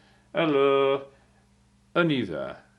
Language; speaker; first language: French; non-native, learner; English